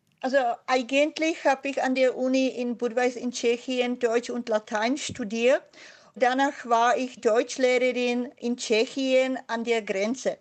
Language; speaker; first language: German; non-native, fluent; Czech